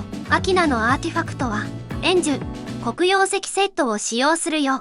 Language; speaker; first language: Japanese; native; Japanese